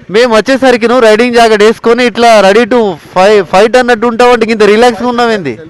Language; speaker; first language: Telugu; native; Telugu